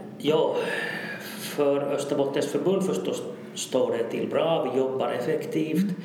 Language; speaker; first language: Swedish; native; Swedish